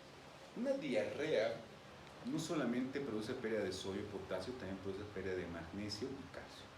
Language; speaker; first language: Spanish; native; Spanish